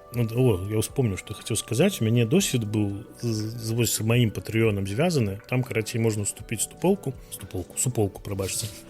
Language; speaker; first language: Belarusian; non-native, local second language; Russian